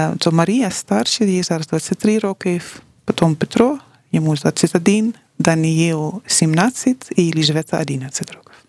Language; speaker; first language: Ukrainian; non-native, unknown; Dutch